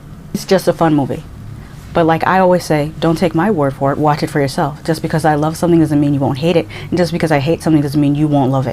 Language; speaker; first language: English; native; English